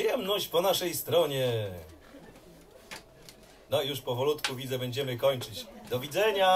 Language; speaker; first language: Polish; native; Polish